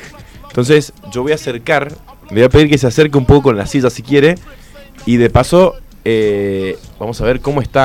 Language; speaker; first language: Spanish; native; Spanish